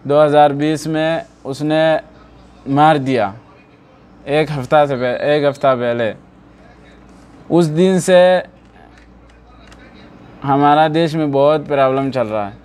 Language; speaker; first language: Hindi; non-native, fluent; Oromo